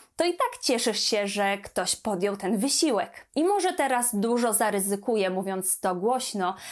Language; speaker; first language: Polish; native; Polish